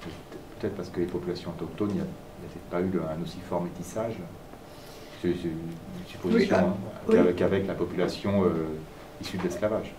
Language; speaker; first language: French; native; French